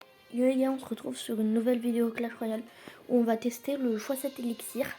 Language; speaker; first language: French; native; French